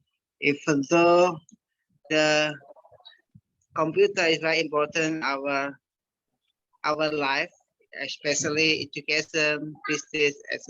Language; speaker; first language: English; non-native, learner; Indonesian